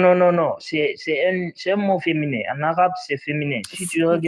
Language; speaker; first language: French; non-native, learner; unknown